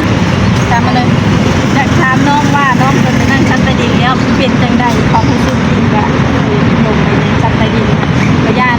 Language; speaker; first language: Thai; non-native, local second language; Northeastern Thai